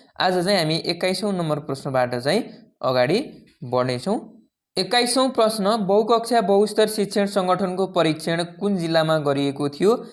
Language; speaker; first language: Nepali; native; Nepali